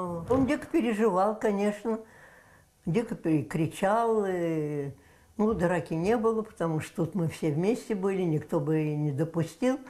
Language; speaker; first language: Russian; native; Russian